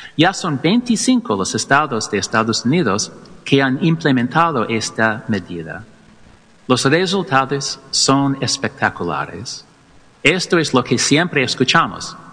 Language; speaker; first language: Spanish; non-native, learner; English